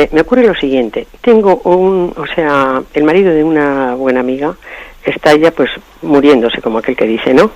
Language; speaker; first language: Spanish; native; Spanish